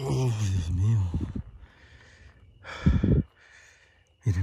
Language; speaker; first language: Spanish; native; Spanish